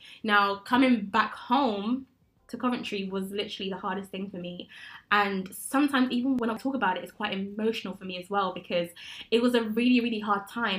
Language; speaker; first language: English; native; English